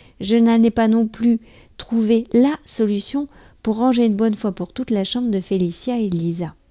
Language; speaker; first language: French; native; French